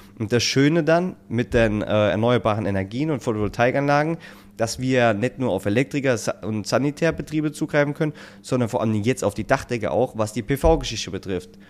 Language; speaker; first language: German; native; German